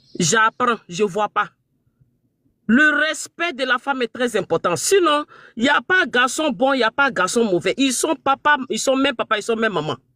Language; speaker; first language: French; non-native, local second language; Mandingo